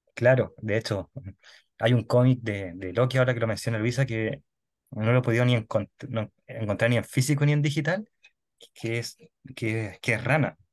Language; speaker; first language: Spanish; native; Spanish